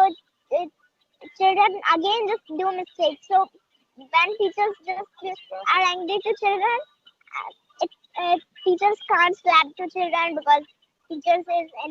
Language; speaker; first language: English; non-native, learner; Hindi